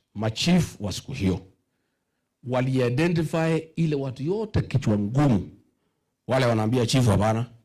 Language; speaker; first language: Swahili; non-native, local second language; Kikuyu